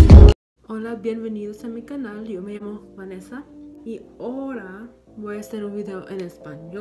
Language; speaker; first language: Spanish; early bilingual, heritage; Spanish